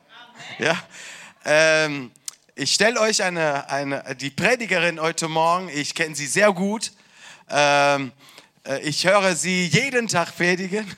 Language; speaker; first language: German; non-native, learner; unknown